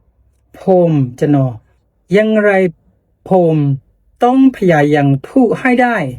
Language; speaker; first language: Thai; non-native, learner; Burmese